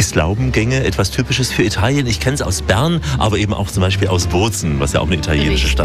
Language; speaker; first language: German; native; German